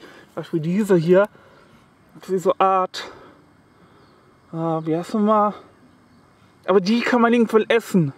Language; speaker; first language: German; non-native, learner; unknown